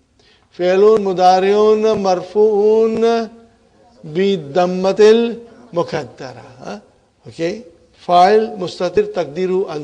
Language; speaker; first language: Arabic; non-native, fluent; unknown